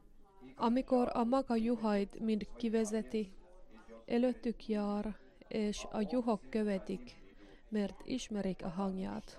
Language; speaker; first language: Hungarian; non-native, learner; Finnish